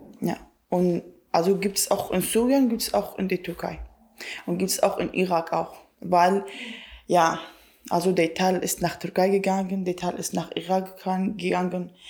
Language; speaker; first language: German; non-native, learner; Kurdish